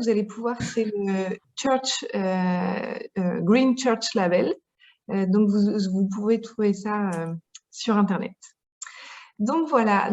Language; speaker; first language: French; native; French